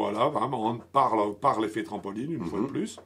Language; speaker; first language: French; native; French